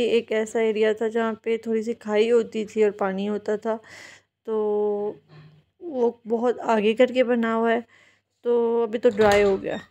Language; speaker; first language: Urdu; native; Urdu